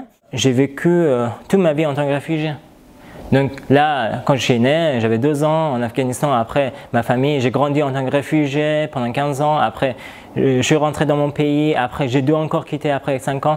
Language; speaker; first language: French; non-native, learner; Persian